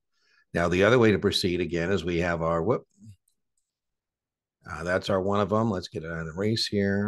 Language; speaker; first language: English; native; English